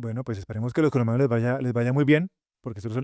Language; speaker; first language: Spanish; native; Spanish